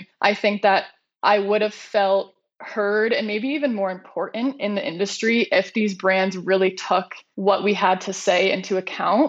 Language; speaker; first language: English; native; English